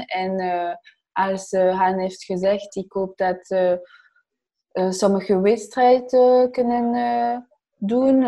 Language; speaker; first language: Dutch; non-native, learner; French